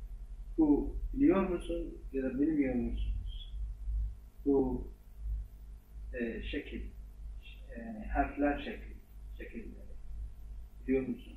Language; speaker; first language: Turkish; non-native, fluent; Arabic